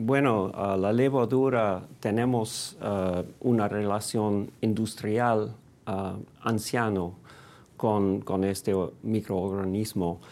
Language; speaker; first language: Spanish; non-native, fluent; English